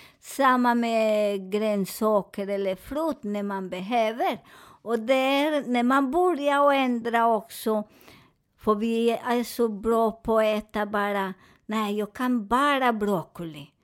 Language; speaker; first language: Swedish; non-native, fluent; Spanish